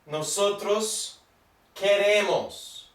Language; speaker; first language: Spanish; non-native, fluent; English